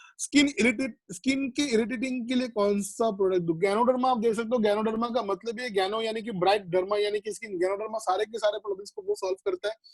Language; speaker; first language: Hindi; non-native, local second language; Bangla